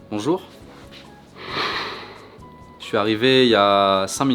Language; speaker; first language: French; native; French